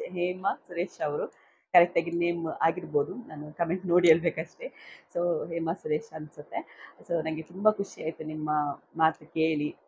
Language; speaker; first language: Kannada; non-native, local second language; Tulu